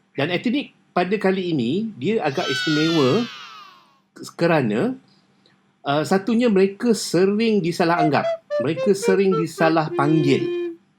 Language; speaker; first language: Malay; native; Malay